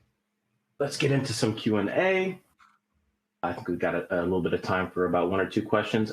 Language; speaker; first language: English; native; English